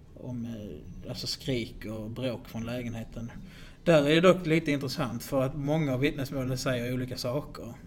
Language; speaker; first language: Swedish; native; Swedish